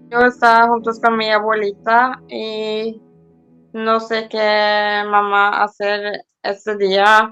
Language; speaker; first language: Spanish; early bilingual, heritage; Norwegian